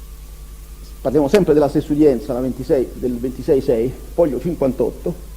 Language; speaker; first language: Italian; native; Italian